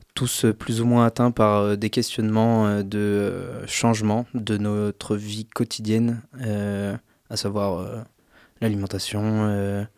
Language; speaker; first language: French; native; French